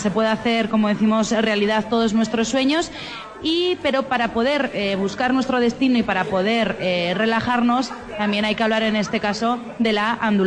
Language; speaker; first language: Spanish; native; Spanish